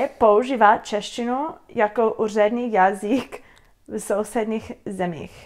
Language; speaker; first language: Czech; non-native, learner; English